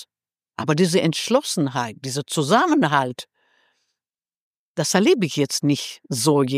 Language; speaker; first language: German; non-native, fluent; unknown